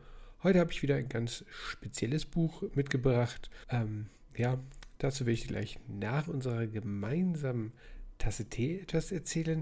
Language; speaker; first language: German; native; German